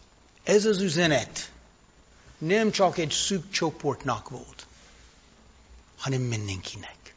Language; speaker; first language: Hungarian; non-native, fluent; English